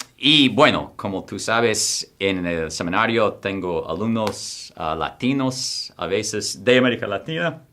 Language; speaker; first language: Spanish; non-native, fluent; English